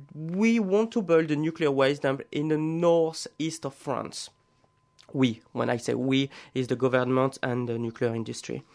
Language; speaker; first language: English; non-native, fluent; French